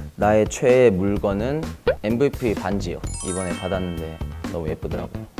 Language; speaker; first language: Korean; native; Korean